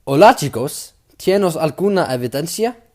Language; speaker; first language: Spanish; non-native, learner; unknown